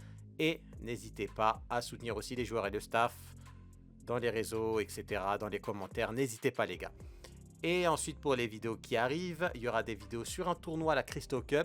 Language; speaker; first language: French; native; French